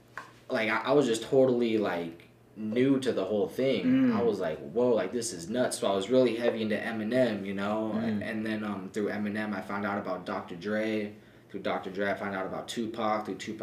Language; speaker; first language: English; native; English